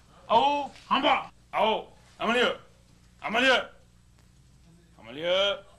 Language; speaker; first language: French; non-native, learner; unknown